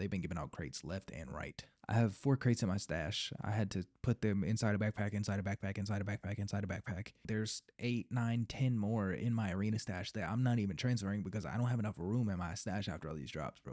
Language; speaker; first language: English; native; English